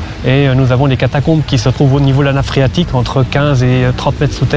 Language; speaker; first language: French; native; French